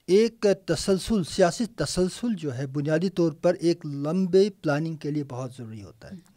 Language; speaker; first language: Urdu; non-native, local second language; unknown